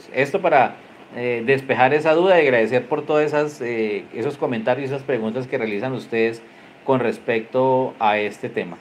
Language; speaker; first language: Spanish; native; Spanish